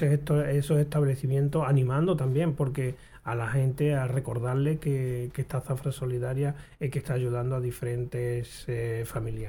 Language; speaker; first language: Spanish; native; Spanish